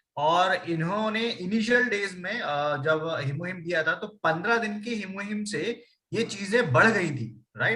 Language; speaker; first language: Hindi; native; Hindi